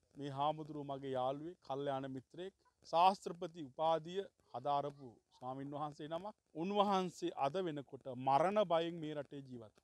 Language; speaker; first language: Sinhala; native; Sinhala